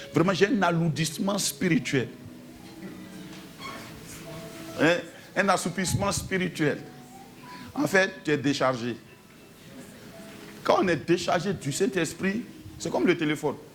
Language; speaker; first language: French; native; French